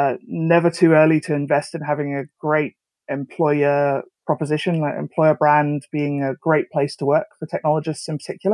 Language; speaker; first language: English; native; English